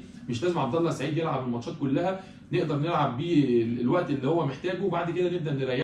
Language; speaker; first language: Arabic; native; Arabic